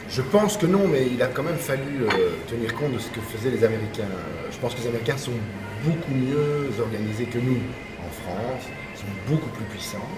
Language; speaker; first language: French; native; French